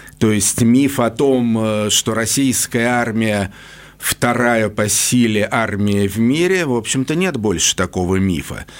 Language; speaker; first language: Russian; native; Russian